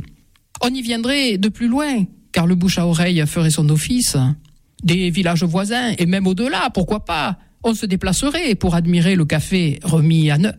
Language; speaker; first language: French; native; French